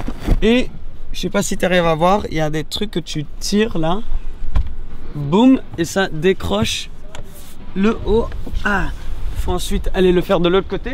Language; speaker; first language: French; native; French